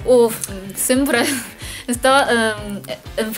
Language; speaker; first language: Spanish; non-native, learner; Chinese